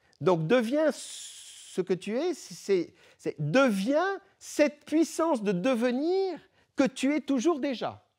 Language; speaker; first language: French; early bilingual, other home language; Arabic